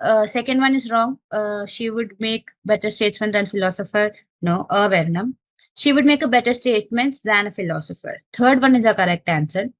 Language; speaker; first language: English; non-native, local second language; Malayalam